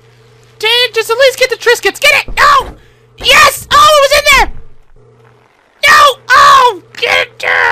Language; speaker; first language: English; native; English